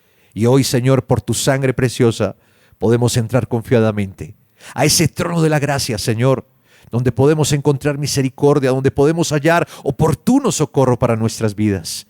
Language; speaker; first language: Spanish; native; Spanish